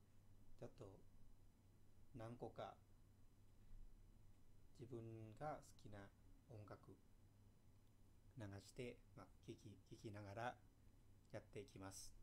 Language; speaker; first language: Japanese; non-native, fluent; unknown